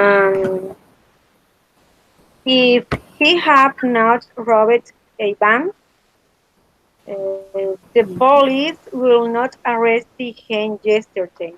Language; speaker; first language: English; non-native, learner; Spanish